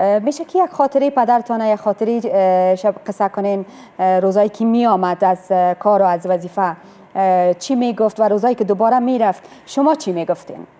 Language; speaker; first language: Persian; native; Persian